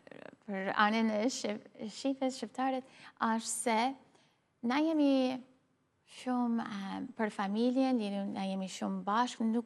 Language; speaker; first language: Albanian; early bilingual, heritage; Albanian